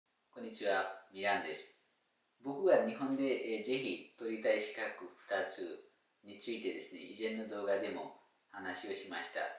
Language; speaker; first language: Japanese; non-native, fluent; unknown